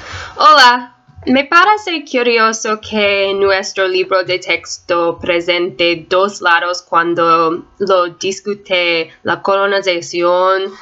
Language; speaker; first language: Spanish; non-native, learner; English